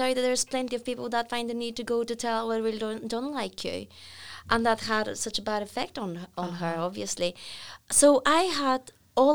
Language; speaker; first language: English; non-native, fluent; Bulgarian